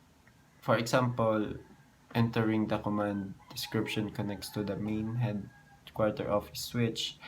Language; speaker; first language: English; non-native, local second language; Filipino